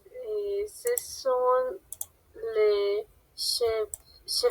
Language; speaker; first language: French; non-native, learner; Spanish